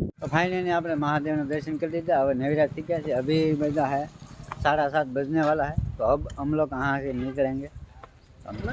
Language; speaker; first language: Hindi; non-native, local second language; Gujarati